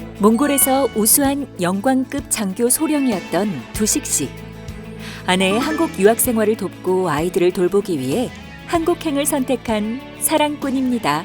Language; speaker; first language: Korean; native; Korean